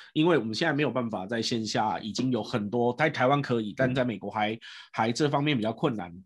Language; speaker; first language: Chinese; native; Chinese